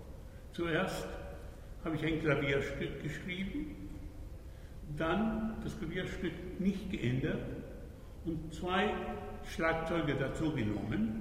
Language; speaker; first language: German; non-native, fluent; Italian